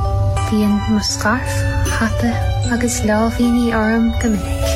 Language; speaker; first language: Irish; non-native, learner; English